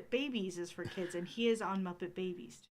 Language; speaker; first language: English; native; English